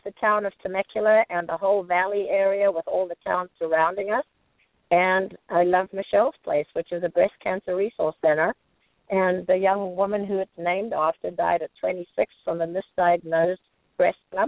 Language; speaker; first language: English; native; English